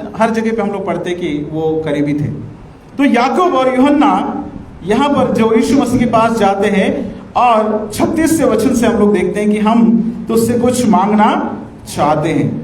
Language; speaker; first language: Hindi; non-native, local second language; Marathi